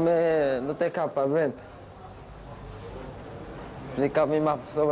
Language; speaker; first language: Spanish; early bilingual, other home language; Arabic